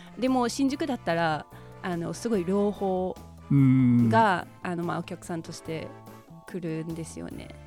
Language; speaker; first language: Japanese; non-native, fluent; English